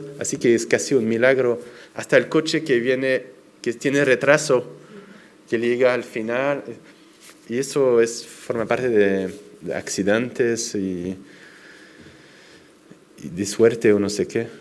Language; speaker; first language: Spanish; non-native, fluent; French